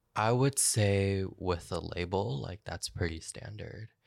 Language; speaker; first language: English; native; English